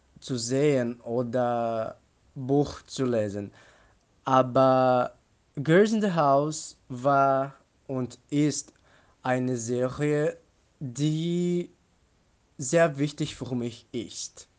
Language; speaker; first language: German; non-native, learner; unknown